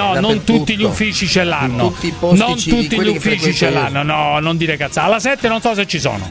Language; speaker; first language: Italian; native; Italian